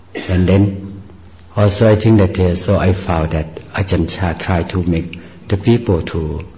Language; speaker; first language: English; non-native, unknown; Northeastern Thai